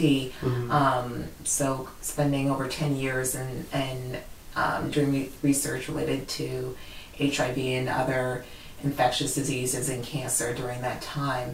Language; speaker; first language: English; native; English